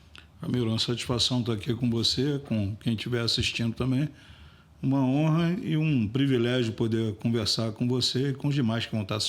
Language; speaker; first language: Portuguese; native; Portuguese